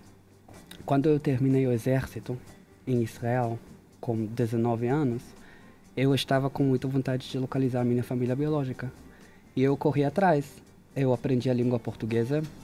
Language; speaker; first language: Portuguese; non-native, fluent; Hebrew